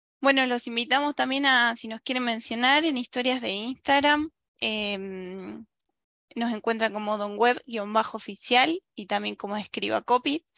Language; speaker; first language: Spanish; native; Spanish